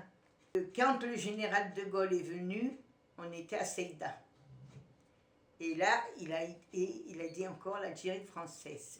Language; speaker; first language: French; native; French